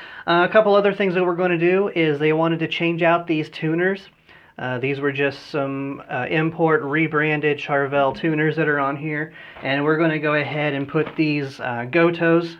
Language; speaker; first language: English; native; English